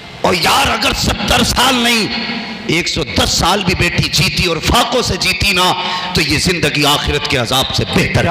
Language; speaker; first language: Urdu; native; Urdu